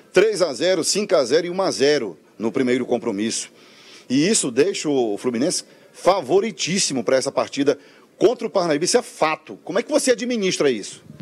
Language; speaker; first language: Portuguese; native; Portuguese